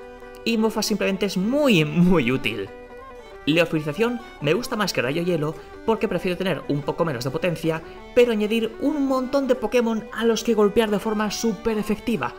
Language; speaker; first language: Spanish; native; Spanish